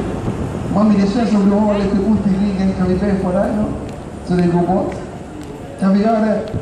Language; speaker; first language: Swedish; non-native, fluent; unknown